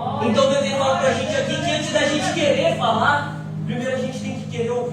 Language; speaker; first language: Portuguese; native; Portuguese